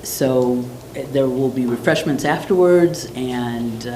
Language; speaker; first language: English; native; English